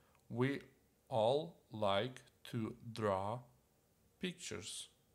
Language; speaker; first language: English; non-native, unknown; Ukrainian